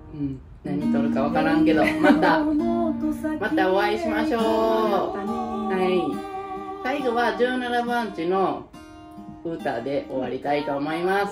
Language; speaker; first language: Japanese; native; Japanese